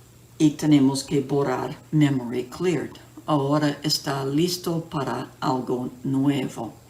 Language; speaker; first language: Spanish; non-native, fluent; English